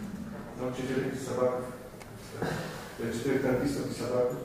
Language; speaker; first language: Russian; non-native, fluent; Polish